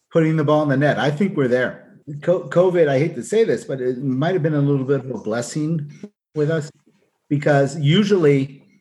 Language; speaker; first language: English; native; English